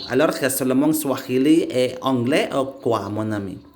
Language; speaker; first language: French; non-native, learner; Indonesian